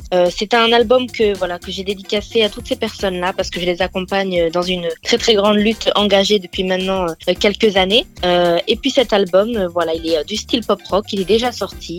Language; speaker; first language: French; native; French